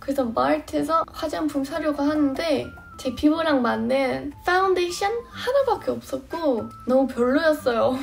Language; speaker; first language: Korean; non-native, fluent; English